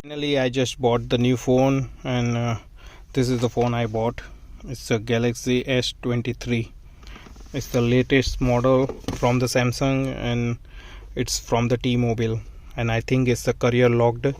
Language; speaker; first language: English; non-native, fluent; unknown